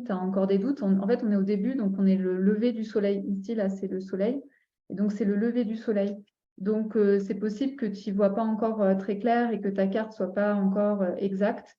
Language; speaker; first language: French; native; French